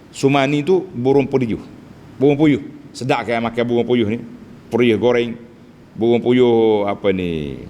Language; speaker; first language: Malay; native; Malay